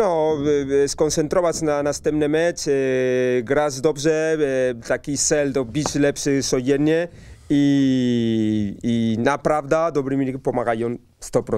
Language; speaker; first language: Polish; non-native, learner; Spanish